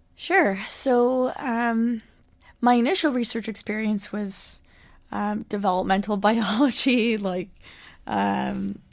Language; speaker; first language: English; native; English